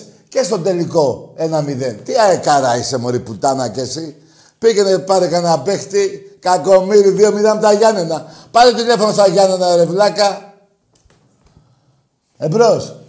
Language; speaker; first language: Greek; native; Greek